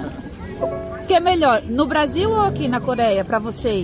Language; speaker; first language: Portuguese; native; Portuguese